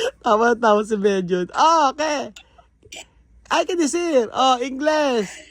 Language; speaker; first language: English; non-native, learner; Filipino